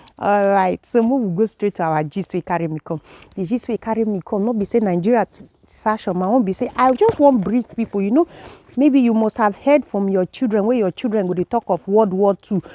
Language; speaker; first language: Nigerian Pidgin; native; Nigerian Pidgin